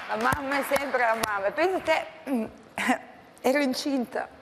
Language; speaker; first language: Italian; non-native, fluent; Croatian